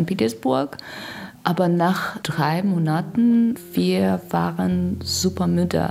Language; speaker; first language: German; non-native, learner; Russian